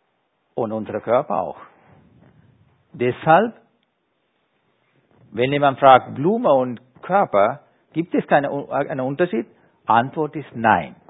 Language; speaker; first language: German; non-native, fluent; Sinhala